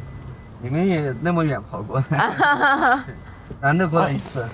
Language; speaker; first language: Chinese; native; Chinese